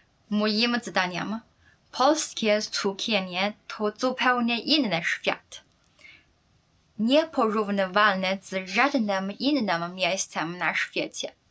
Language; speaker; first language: Polish; non-native, fluent; Chinese